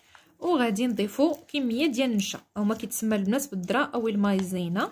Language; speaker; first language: Arabic; native; Arabic